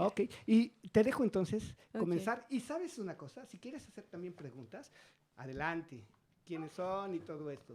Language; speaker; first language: Spanish; native; Spanish